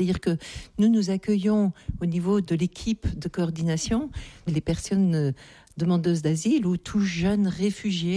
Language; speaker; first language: French; native; French